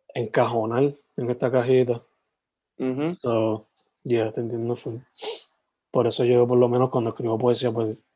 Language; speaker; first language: Spanish; native; Spanish